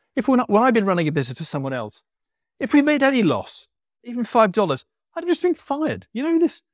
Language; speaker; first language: English; native; English